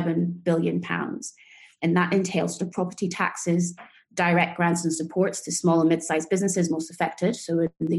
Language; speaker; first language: English; native; English